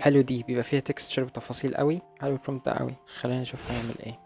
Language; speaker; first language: Arabic; native; Arabic